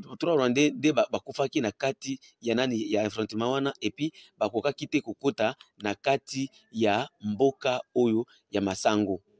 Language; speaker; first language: Lingala; non-native, local second language; Swahili